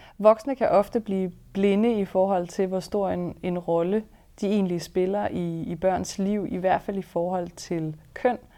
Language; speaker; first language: Danish; native; Danish